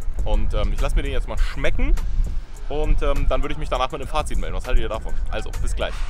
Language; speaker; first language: German; native; German